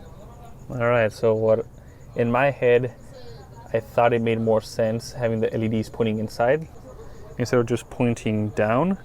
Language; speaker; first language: English; native; English